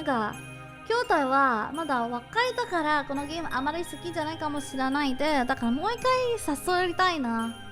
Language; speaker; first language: Japanese; non-native, learner; English